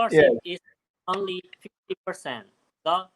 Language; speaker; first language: English; non-native, learner; Indonesian